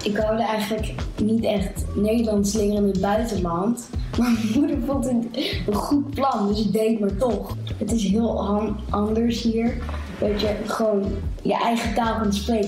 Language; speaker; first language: Dutch; early bilingual, heritage; Dutch